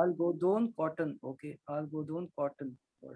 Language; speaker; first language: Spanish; non-native, learner; Hindi